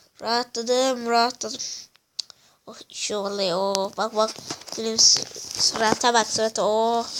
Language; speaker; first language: Turkish; native; Turkish